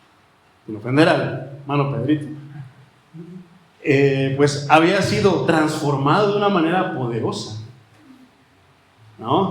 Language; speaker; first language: Spanish; native; Spanish